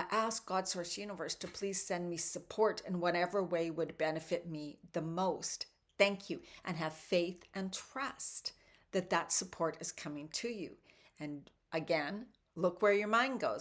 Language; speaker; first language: English; native; English